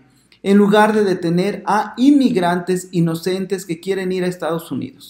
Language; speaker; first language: Spanish; native; Spanish